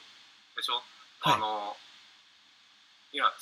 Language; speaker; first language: Japanese; non-native, learner; English